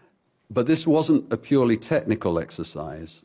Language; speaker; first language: English; native; English